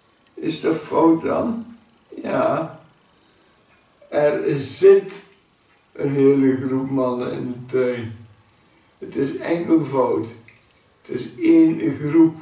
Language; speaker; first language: Dutch; native; Dutch